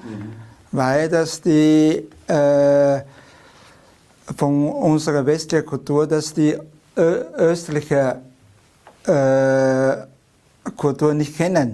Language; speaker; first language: German; non-native, fluent; Chinese